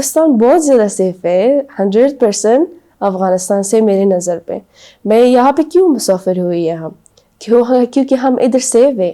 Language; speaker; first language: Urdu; non-native, learner; Persian